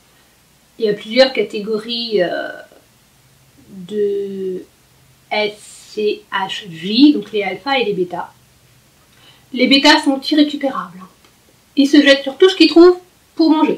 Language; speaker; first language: French; native; French